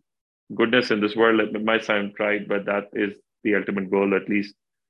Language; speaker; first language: English; non-native, local second language; Urdu